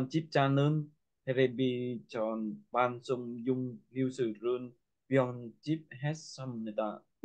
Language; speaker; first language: Korean; non-native, learner; Vietnamese